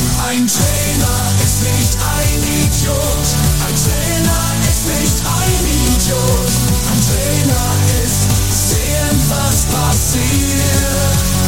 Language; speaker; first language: German; non-native, learner; Italian